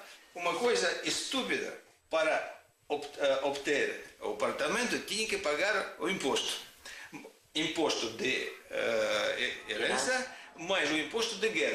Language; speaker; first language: Portuguese; non-native, fluent; Russian